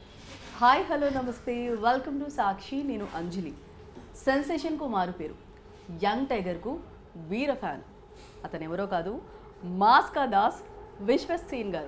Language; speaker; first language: Telugu; native; Telugu